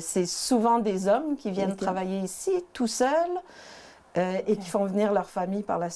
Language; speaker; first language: French; native; French